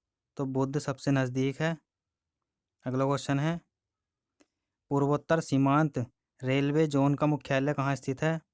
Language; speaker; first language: Hindi; native; Hindi